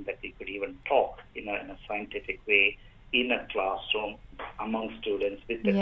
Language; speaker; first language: English; non-native, local second language; Tamil